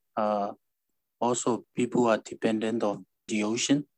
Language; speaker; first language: English; non-native, fluent; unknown